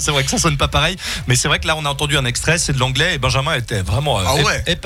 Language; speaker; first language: French; native; French